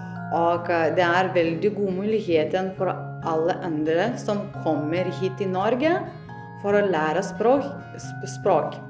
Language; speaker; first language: Norwegian; non-native, learner; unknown